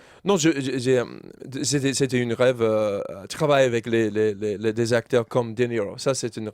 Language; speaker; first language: French; non-native, fluent; English